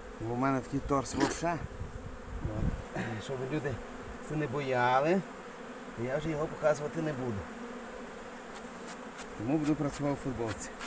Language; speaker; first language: Ukrainian; native; Ukrainian